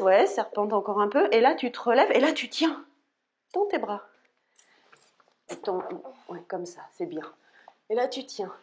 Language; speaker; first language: French; native; French